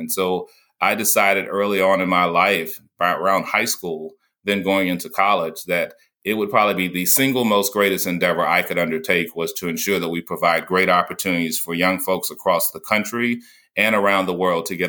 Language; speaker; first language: English; native; English